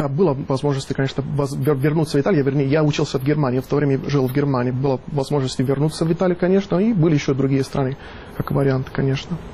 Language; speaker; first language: Russian; non-native, fluent; Italian